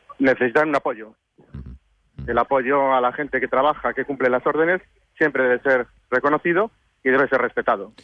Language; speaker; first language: Spanish; native; Spanish